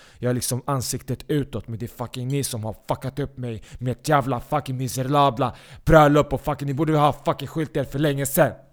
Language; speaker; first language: Swedish; early bilingual, other home language; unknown